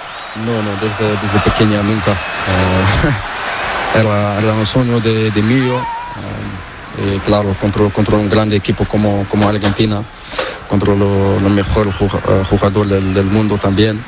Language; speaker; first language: Spanish; non-native, learner; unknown